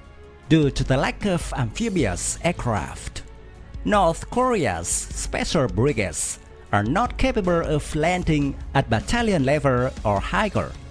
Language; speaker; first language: English; non-native, fluent; Vietnamese